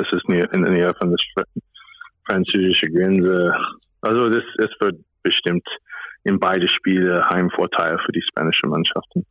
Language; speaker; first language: German; non-native, fluent; English